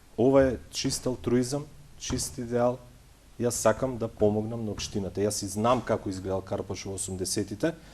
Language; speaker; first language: Macedonian; native; Macedonian